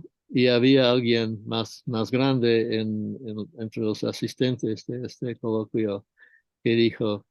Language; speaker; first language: Spanish; non-native, fluent; English